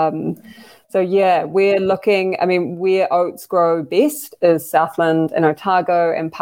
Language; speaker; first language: English; native; English